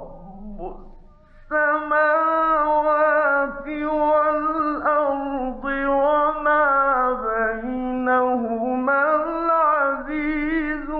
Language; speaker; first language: Arabic; native; Arabic